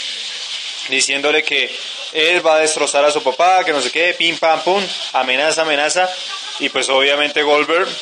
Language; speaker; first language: Spanish; native; Spanish